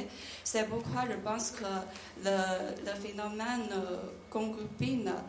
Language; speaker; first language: French; non-native, learner; Chinese